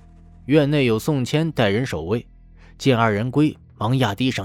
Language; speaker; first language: Chinese; native; Chinese